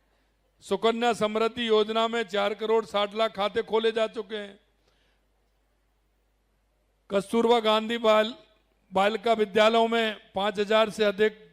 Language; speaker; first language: Hindi; native; Hindi